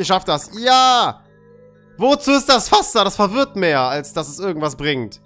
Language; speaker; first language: German; native; German